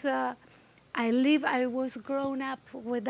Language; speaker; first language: English; non-native, fluent; Spanish